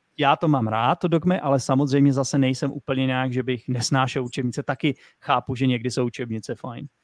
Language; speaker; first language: Czech; native; Czech